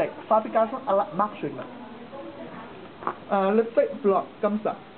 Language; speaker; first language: French; non-native, learner; Chinese